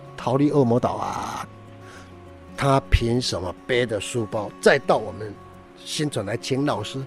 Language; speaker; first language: Chinese; native; Chinese